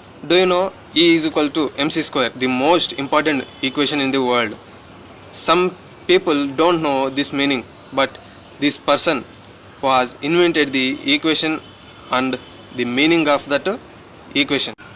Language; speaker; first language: English; non-native, local second language; Telugu